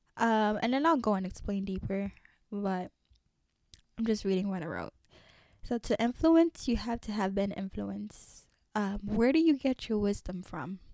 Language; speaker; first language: English; early bilingual, other home language; French